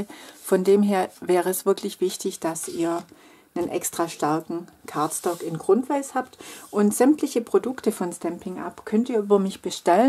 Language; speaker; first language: German; native; German